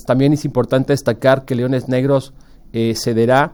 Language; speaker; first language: Spanish; native; Spanish